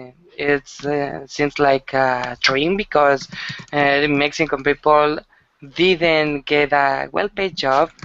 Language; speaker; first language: English; non-native, learner; Spanish